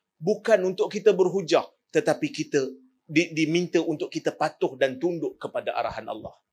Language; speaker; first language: Malay; native; Malay